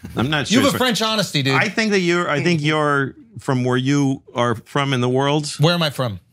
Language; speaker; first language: English; native; English